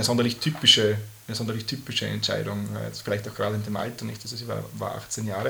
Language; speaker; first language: German; native; German